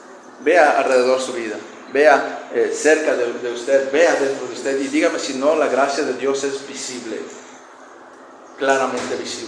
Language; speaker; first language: Spanish; native; Spanish